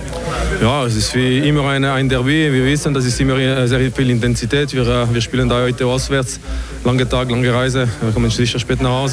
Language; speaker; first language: German; non-native, local second language; French